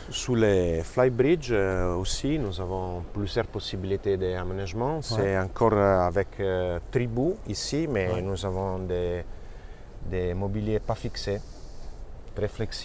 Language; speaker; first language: French; non-native, fluent; Italian